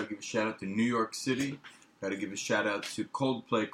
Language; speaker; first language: English; native; English